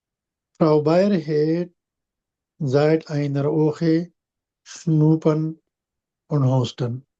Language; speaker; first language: German; non-native, learner; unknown